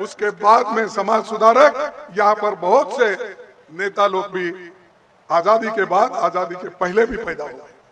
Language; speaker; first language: Hindi; non-native, local second language; Kannada